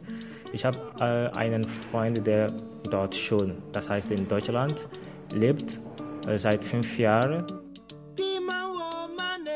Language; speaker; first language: German; non-native, fluent; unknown